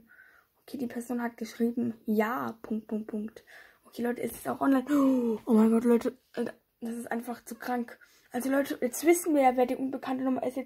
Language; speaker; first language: German; native; German